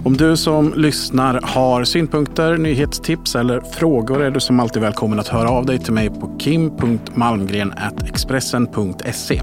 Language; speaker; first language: Swedish; native; Swedish